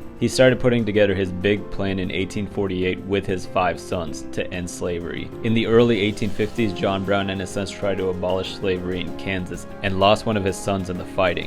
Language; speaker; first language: English; native; English